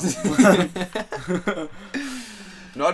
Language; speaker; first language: Norwegian; native; Norwegian